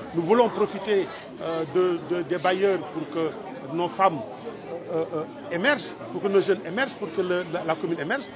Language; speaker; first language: French; non-native, local second language; Wolof